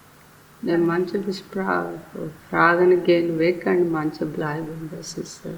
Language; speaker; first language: German; non-native, learner; Telugu